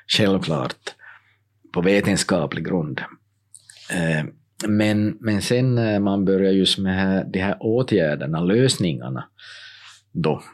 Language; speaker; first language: Swedish; native; Swedish